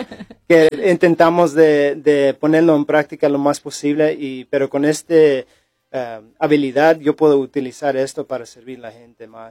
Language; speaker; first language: Spanish; early bilingual, heritage; English